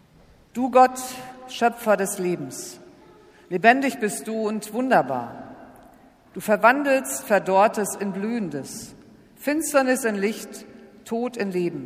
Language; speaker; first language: German; native; German